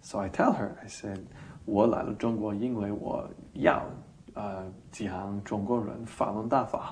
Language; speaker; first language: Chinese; non-native, learner; English